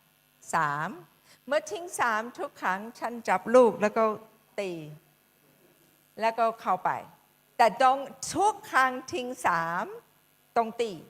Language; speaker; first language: Thai; non-native, fluent; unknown